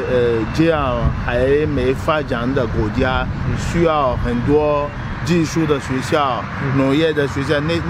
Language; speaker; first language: Chinese; non-native, fluent; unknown